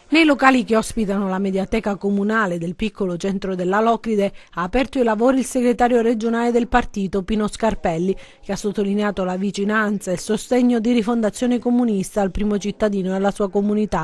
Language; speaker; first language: Italian; native; Italian